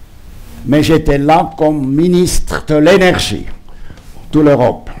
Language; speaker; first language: French; non-native, local second language; German